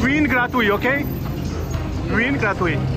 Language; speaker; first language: English; non-native, learner; Georgian